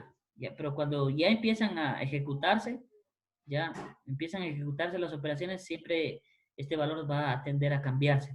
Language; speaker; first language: Spanish; native; Spanish